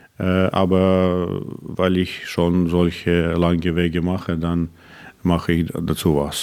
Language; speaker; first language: German; non-native, learner; Russian